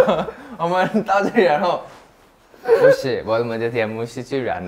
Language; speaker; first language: Chinese; non-native, learner; Thai